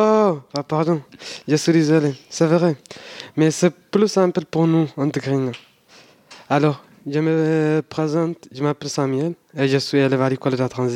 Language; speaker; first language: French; non-native, learner; Tigrinya